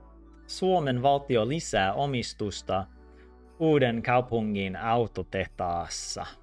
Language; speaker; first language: Finnish; non-native, learner; English